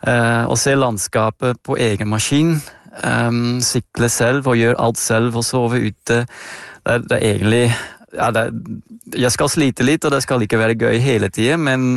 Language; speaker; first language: Norwegian; non-native, fluent; Dutch